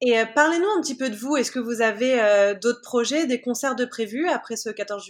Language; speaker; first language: French; non-native, fluent; English